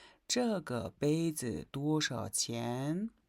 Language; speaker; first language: Chinese; non-native, fluent; Mongolian